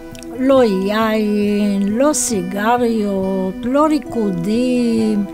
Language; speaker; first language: Hebrew; non-native, fluent; Romanian